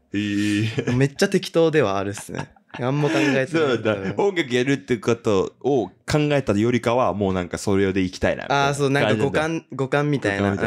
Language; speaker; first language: Japanese; native; Japanese